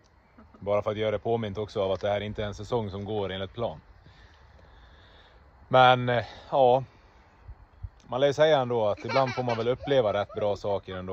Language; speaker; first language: Swedish; native; Swedish